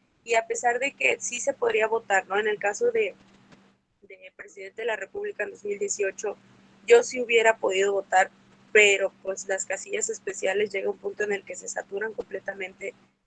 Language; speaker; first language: Spanish; native; Spanish